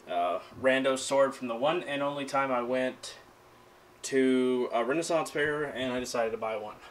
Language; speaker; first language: English; native; English